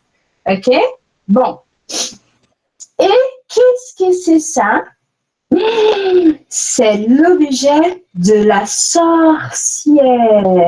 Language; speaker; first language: French; non-native, fluent; Portuguese